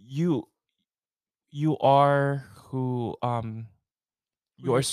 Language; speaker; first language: English; non-native, local second language; Filipino